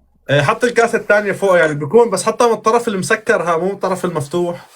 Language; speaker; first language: Arabic; native; Arabic